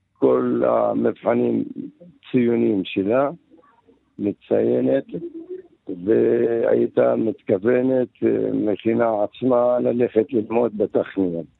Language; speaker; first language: Hebrew; non-native, local second language; Arabic